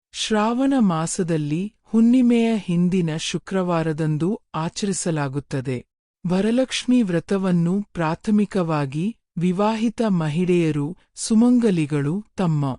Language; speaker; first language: Kannada; native; Kannada